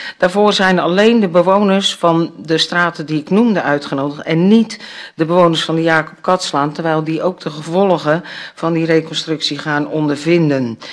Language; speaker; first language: Dutch; native; Dutch